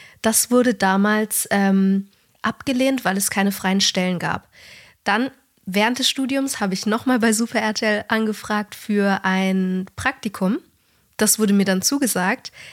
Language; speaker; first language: German; native; German